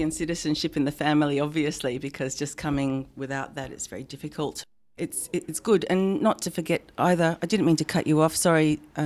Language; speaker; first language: English; native; English